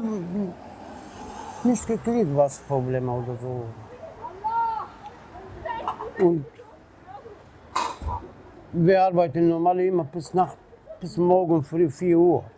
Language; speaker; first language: German; non-native, learner; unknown